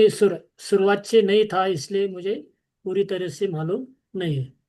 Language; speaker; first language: Hindi; non-native, local second language; Marathi